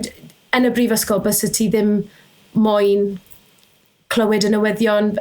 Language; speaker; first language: Welsh; native; Welsh